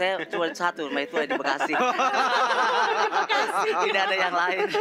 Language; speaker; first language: Indonesian; native; Indonesian